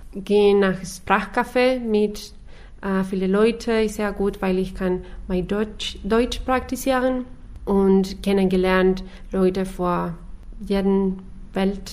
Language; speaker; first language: German; non-native, learner; Spanish